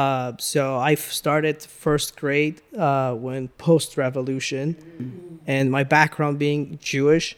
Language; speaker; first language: English; early bilingual, other home language; Persian